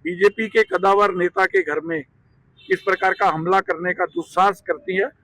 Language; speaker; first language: Hindi; non-native, local second language; Punjabi